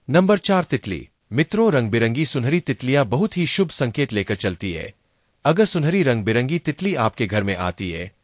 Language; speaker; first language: Hindi; non-native, local second language; Gujarati